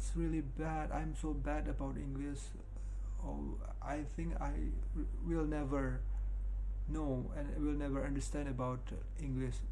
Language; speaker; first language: English; non-native, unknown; Indonesian